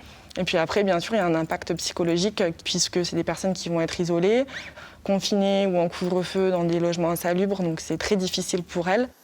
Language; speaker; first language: French; native; French